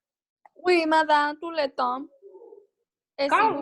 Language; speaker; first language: French; non-native, learner; Spanish